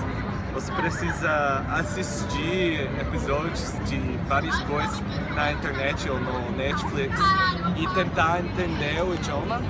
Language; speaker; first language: Portuguese; non-native, fluent; English